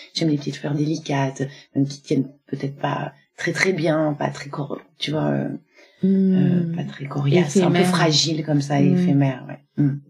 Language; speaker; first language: French; native; French